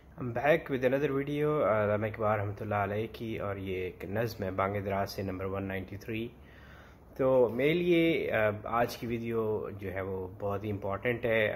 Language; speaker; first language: Urdu; non-native, local second language; Punjabi